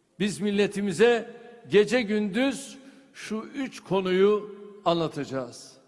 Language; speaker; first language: Turkish; native; Turkish